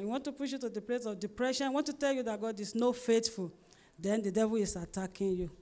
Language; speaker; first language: English; non-native, local second language; Yoruba